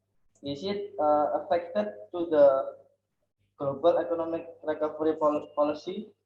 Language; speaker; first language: English; non-native, local second language; Indonesian